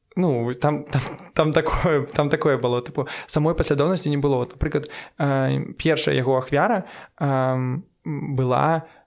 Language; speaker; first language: Belarusian; non-native, local second language; Russian